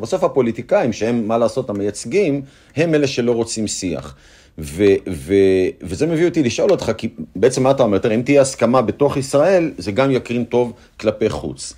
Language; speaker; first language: Hebrew; native; Hebrew